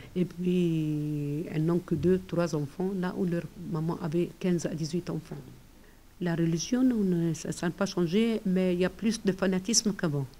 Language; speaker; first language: French; non-native, fluent; Arabic